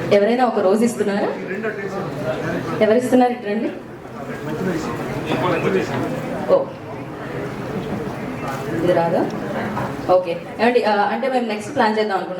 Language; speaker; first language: Telugu; native; Telugu